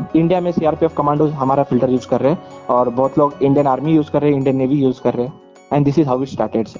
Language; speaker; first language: Hindi; non-native, local second language; Kannada